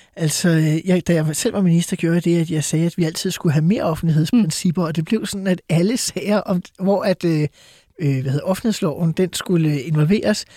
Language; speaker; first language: Danish; native; Danish